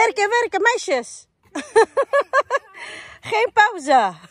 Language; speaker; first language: Dutch; non-native, learner; Filipino